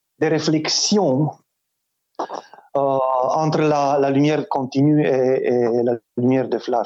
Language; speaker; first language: French; non-native, learner; Romanian